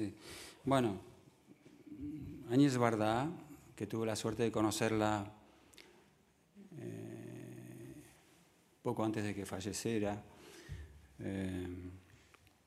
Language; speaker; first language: Spanish; early bilingual, other home language; English